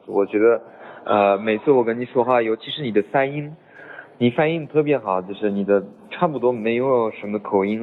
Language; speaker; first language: Chinese; non-native, fluent; French